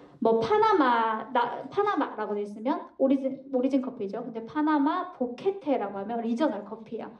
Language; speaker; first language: Korean; native; Korean